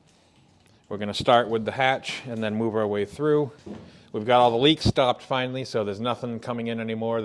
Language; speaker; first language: English; native; English